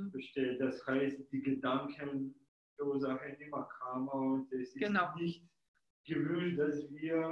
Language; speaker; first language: German; non-native, fluent; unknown